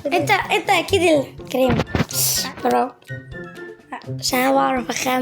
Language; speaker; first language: Arabic; native; Arabic